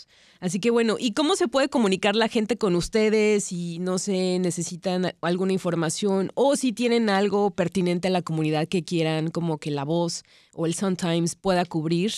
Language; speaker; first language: Spanish; native; Spanish